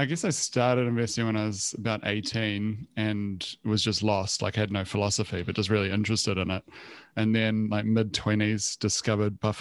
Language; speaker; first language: English; native; English